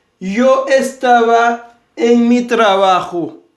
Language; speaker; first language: Spanish; non-native, fluent; Haitian Creole